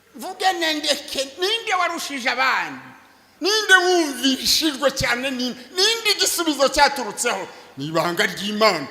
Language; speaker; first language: Kinyarwanda; native; Kinyarwanda